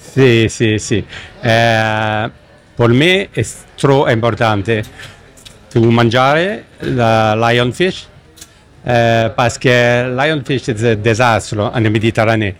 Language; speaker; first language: Italian; non-native, learner; English